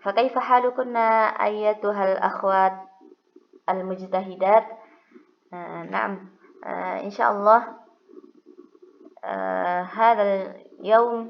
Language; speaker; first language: Arabic; non-native, fluent; Indonesian